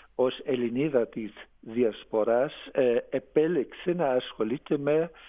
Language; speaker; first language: Greek; non-native, fluent; German